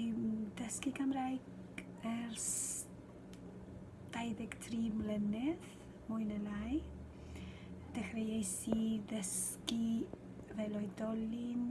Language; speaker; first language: Welsh; non-native, fluent; Spanish